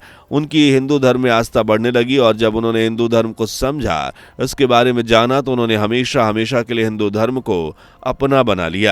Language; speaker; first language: Hindi; native; Hindi